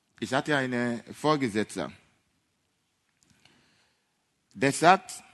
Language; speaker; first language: German; non-native, fluent; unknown